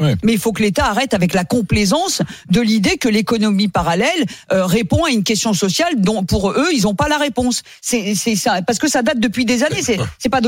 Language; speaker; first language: French; native; French